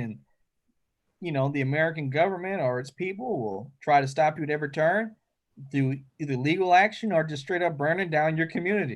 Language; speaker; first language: English; native; English